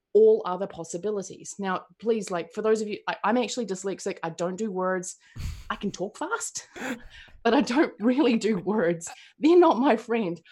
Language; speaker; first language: English; native; English